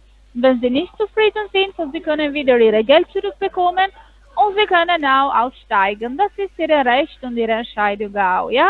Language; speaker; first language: German; non-native, learner; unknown